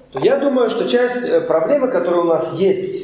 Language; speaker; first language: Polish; non-native, learner; Russian